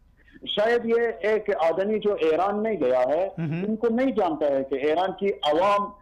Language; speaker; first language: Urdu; non-native, learner; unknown